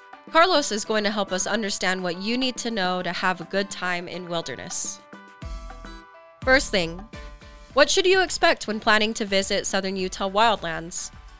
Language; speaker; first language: English; native; English